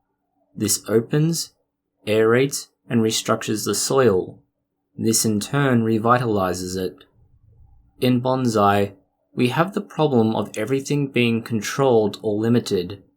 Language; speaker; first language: English; native; English